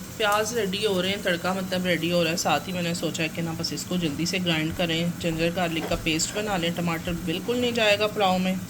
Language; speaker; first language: Urdu; non-native, local second language; Punjabi